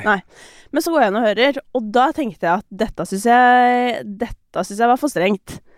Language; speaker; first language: Norwegian; native; Norwegian